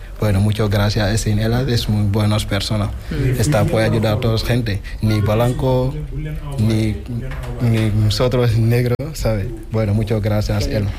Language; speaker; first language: Spanish; non-native, learner; Wolof